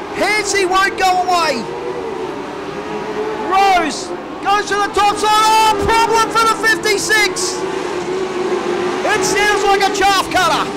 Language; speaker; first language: English; native; English